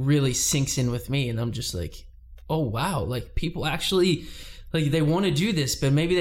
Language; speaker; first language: English; native; English